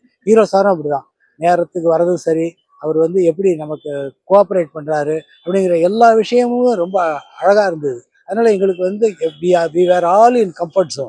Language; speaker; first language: Tamil; native; Tamil